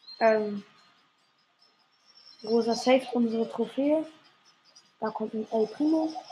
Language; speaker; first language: German; native; German